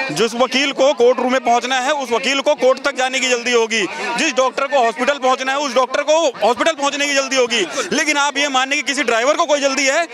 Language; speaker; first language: Hindi; native; Hindi